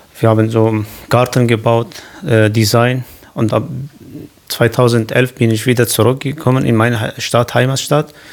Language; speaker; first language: German; non-native, learner; Kurdish